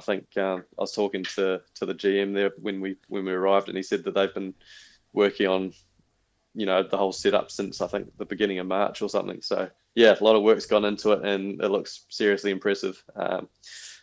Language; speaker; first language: English; native; English